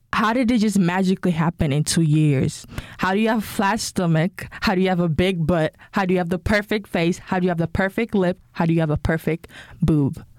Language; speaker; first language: English; non-native, local second language; Yoruba